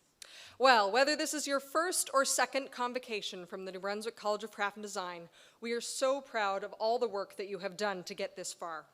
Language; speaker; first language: English; native; English